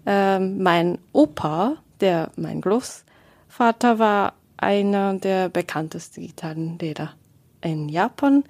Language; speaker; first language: German; non-native, learner; Japanese